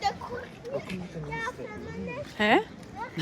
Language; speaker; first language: German; native; German